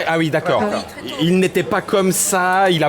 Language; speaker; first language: French; native; French